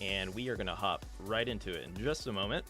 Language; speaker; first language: English; native; English